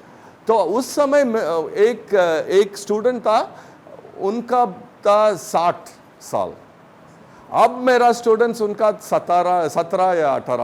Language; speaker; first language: Hindi; non-native, local second language; Tamil